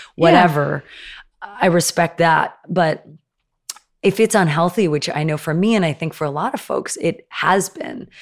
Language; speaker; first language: English; native; English